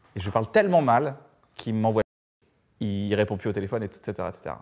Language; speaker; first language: French; native; French